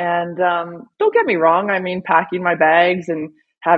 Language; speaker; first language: English; native; English